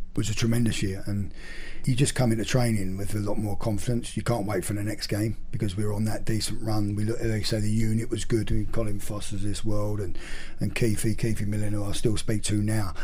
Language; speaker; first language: English; native; English